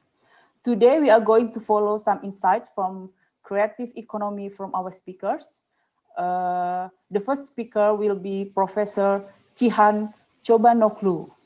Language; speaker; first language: English; non-native, fluent; Indonesian